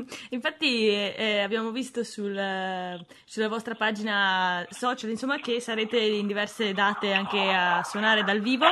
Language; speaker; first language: Italian; native; Italian